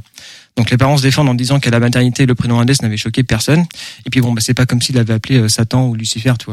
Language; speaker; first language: French; native; French